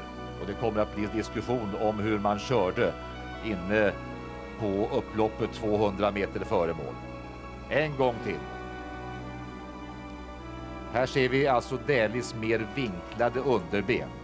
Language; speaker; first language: Swedish; native; Swedish